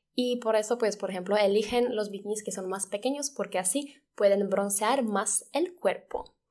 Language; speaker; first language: Spanish; non-native, fluent; Polish